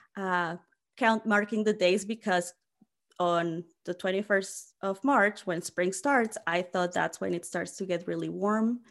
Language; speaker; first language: English; non-native, fluent; Spanish